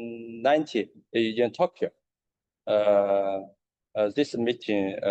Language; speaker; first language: English; non-native, learner; Chinese